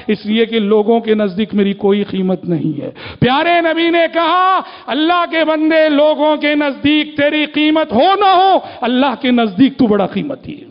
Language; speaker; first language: Urdu; native; Urdu